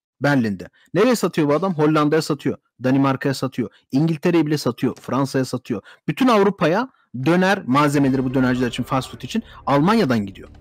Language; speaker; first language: Turkish; early bilingual, heritage; Turkish